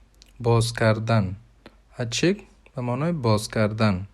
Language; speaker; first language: Persian; non-native, fluent; Urdu